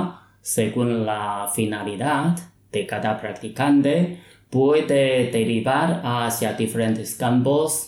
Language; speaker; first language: Spanish; non-native, fluent; Chinese